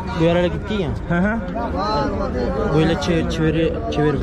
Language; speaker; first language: Turkish; non-native, learner; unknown